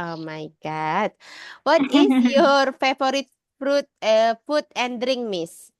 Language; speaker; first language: English; non-native, learner; Indonesian